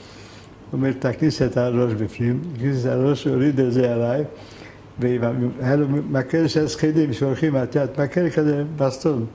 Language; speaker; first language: Hebrew; non-native, fluent; Hungarian